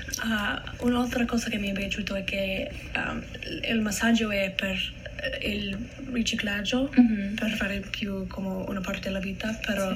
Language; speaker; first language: Italian; non-native, learner; English